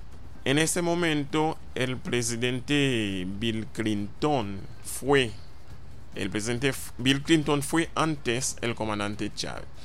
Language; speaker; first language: Spanish; non-native, fluent; Haitian Creole